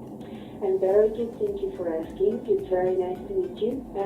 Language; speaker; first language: English; non-native, fluent; Bosnian